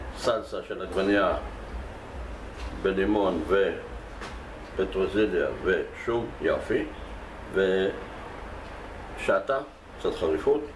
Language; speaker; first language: Hebrew; native; Hebrew